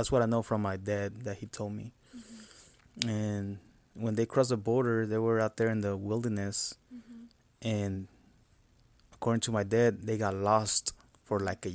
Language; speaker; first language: English; non-native, fluent; Spanish